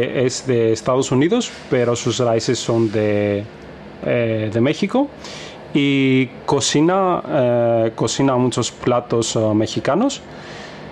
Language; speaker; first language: Spanish; non-native, fluent; Greek